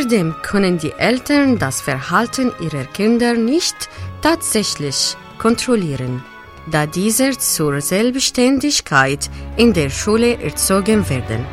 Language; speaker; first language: German; non-native, fluent; Arabic